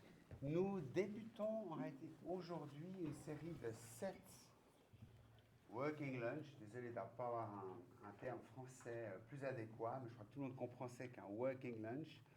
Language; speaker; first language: French; native; French